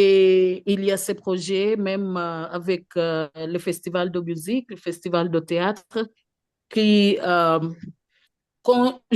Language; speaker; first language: French; non-native, fluent; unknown